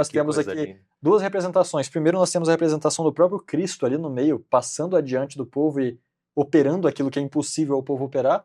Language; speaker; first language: Portuguese; native; Portuguese